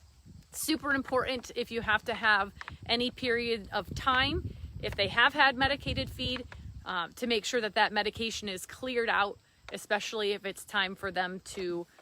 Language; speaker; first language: English; native; English